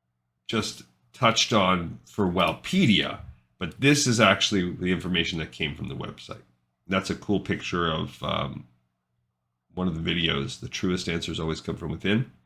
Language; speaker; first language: English; native; English